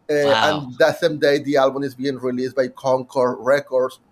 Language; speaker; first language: English; non-native, fluent; Spanish